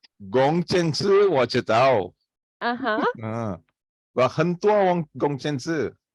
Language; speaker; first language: Chinese; non-native, learner; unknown